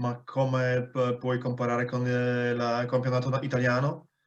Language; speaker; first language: Italian; non-native, fluent; Polish